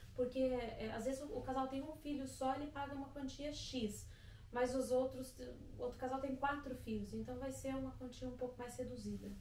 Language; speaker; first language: Portuguese; native; Portuguese